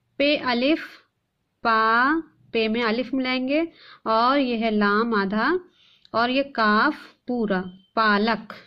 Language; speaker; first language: Hindi; native; Hindi